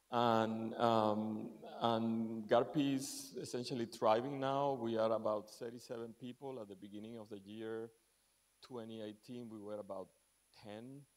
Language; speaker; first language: English; non-native, fluent; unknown